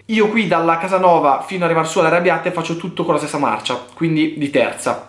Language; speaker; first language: Italian; native; Italian